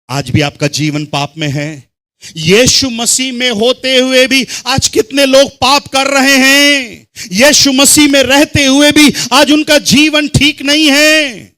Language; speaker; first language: Hindi; non-native, local second language; Telugu